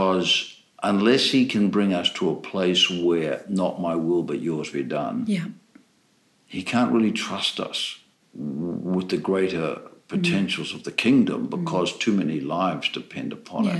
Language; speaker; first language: English; native; English